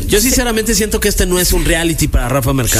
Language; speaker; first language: Spanish; native; Spanish